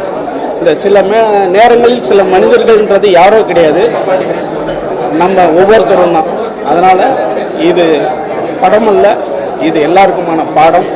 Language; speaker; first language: Tamil; native; Tamil